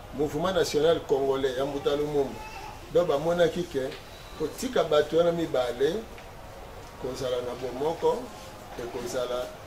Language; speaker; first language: Lingala; native; Lingala